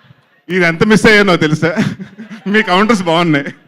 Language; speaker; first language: Telugu; native; Telugu